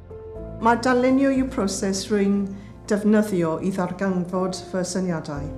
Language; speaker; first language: Welsh; non-native, learner; English